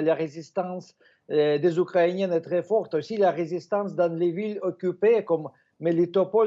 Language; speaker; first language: French; non-native, fluent; Ukrainian